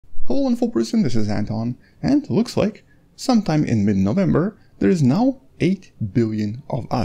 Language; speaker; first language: English; non-native, fluent; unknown